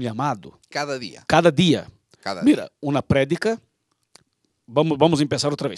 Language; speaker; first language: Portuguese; non-native, learner; Spanish